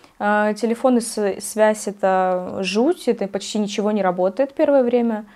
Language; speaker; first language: Russian; native; Russian